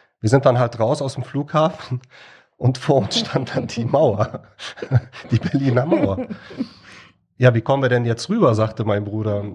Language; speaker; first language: German; early bilingual, other home language; Arabic